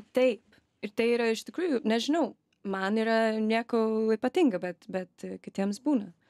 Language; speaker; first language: Lithuanian; early bilingual, other home language; English